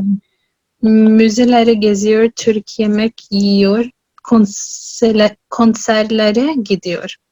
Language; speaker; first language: Turkish; non-native, learner; Urdu